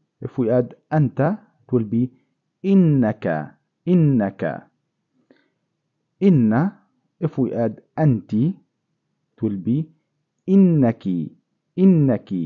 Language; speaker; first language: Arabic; non-native, fluent; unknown